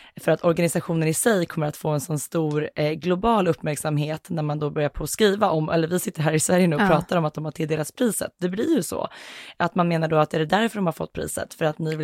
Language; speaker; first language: Swedish; native; Swedish